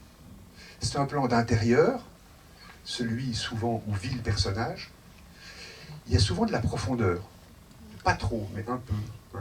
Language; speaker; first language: French; native; French